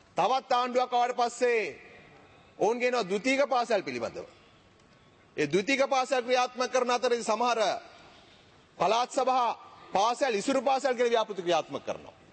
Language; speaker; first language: Sinhala; native; Sinhala